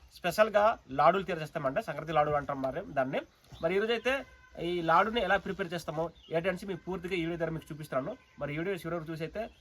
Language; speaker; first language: Telugu; non-native, local second language; Odia